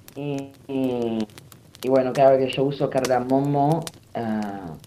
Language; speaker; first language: Spanish; non-native, fluent; Armenian